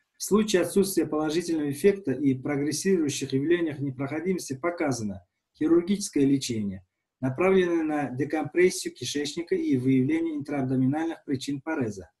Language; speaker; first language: Russian; non-native, local second language; Uzbek